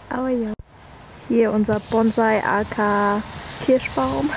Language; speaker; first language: German; early bilingual, other home language; Vietnamese